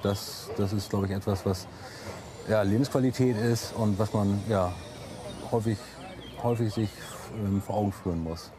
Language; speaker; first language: German; native; German